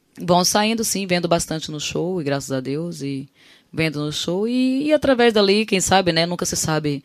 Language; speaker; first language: Portuguese; native; Portuguese